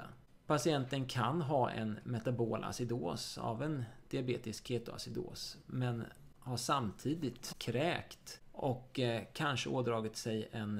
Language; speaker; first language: Swedish; native; Swedish